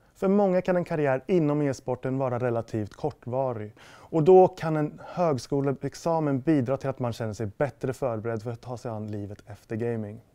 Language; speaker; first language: Swedish; native; Swedish